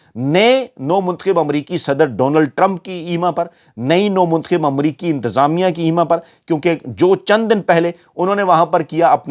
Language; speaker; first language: Urdu; native; Urdu